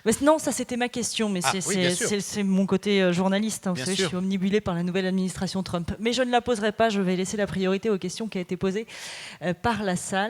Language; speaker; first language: French; native; French